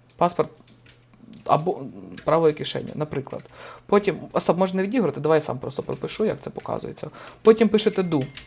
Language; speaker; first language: Ukrainian; native; Ukrainian